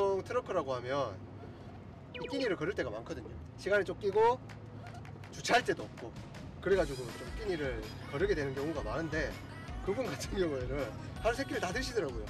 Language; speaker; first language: Korean; native; Korean